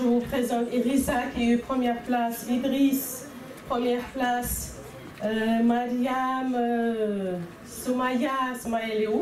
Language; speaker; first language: French; non-native, fluent; Chechen